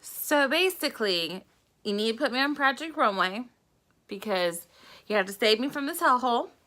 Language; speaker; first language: English; native; English